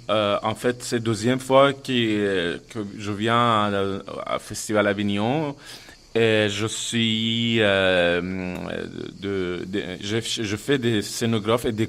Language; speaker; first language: French; non-native, fluent; Persian